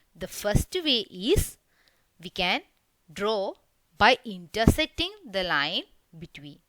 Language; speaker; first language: English; non-native, local second language; Malayalam